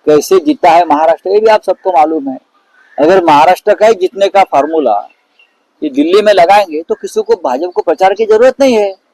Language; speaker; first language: Hindi; non-native, local second language; Marathi